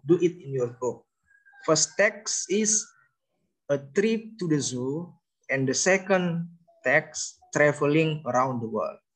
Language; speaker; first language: English; non-native, learner; Indonesian